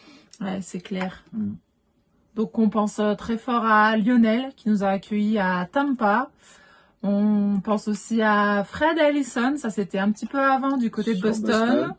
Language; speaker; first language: French; native; French